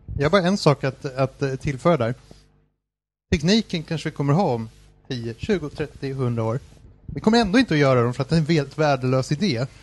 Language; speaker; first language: Swedish; native; Swedish